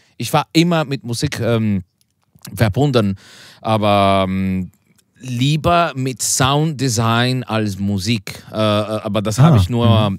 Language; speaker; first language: German; non-native, learner; Spanish